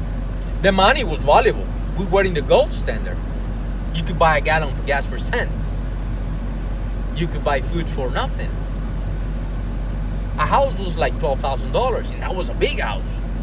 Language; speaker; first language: English; non-native, fluent; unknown